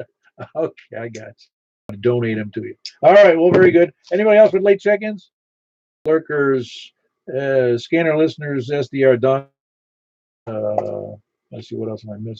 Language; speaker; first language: English; native; English